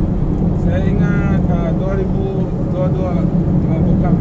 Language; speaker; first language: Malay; non-native, learner; Bangla